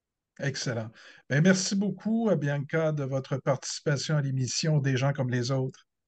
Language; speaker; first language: French; native; French